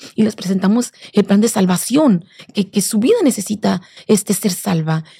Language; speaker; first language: Spanish; native; Spanish